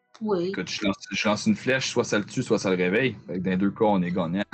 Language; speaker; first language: French; native; French